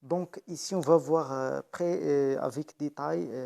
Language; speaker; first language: French; non-native, local second language; Arabic